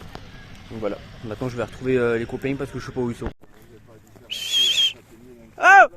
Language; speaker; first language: French; native; French